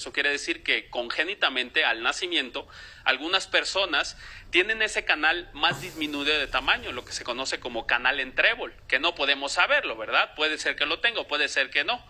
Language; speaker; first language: Spanish; native; Spanish